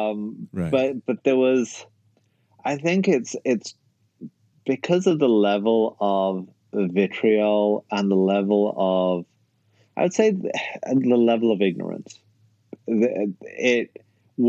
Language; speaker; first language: English; native; English